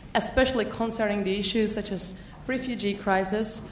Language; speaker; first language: English; non-native, fluent; Czech